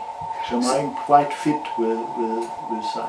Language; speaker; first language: English; non-native, learner; Danish